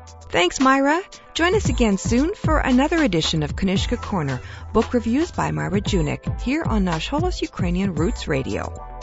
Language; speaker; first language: English; native; English